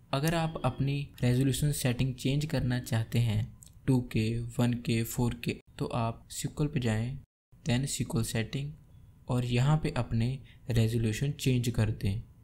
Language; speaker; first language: Hindi; native; Hindi